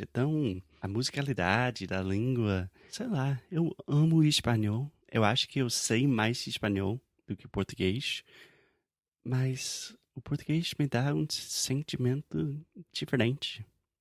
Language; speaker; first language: Portuguese; non-native, fluent; English